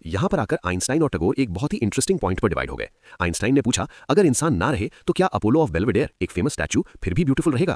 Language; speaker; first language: Hindi; native; Hindi